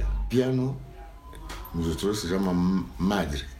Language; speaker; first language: Spanish; non-native, learner; Lingala